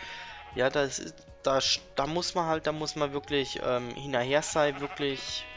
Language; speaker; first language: German; native; German